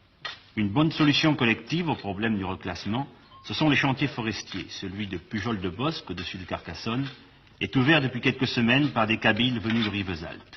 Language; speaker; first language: French; native; French